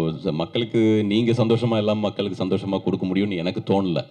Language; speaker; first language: Tamil; native; Tamil